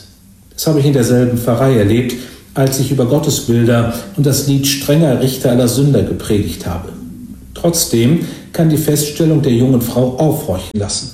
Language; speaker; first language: German; native; German